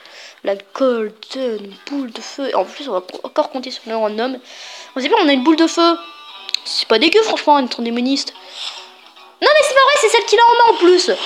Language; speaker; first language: French; native; French